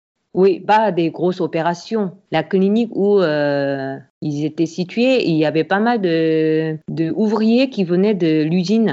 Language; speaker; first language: French; non-native, fluent; Korean